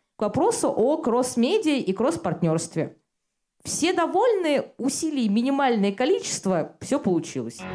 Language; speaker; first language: Russian; native; Russian